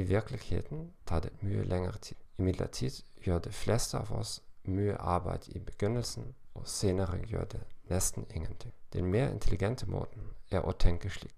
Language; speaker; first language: Norwegian; non-native, learner; German